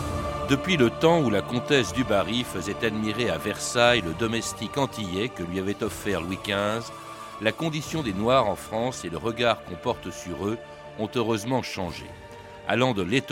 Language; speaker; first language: French; native; French